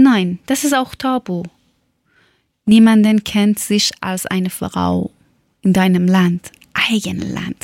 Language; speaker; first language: German; non-native, learner; Persian